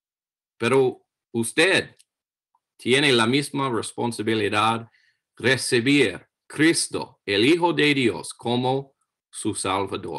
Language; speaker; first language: Spanish; non-native, learner; English